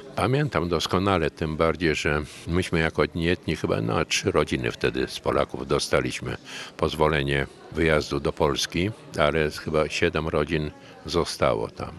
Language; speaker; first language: Polish; native; Polish